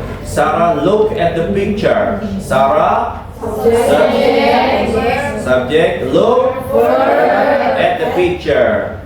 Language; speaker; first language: English; non-native, fluent; Indonesian